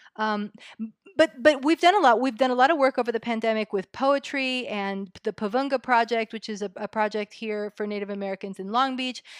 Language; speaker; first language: English; early bilingual, other home language; Spanish